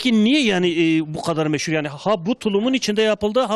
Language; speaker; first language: Turkish; native; Turkish